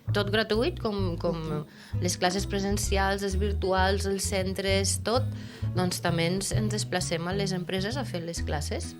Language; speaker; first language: Catalan; native; Catalan